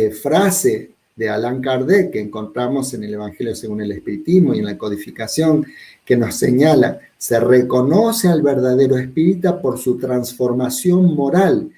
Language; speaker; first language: Spanish; native; Spanish